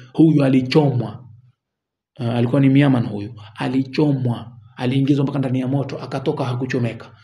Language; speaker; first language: Swahili; native; Swahili